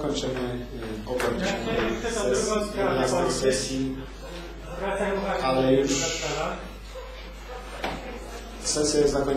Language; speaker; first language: Polish; native; Polish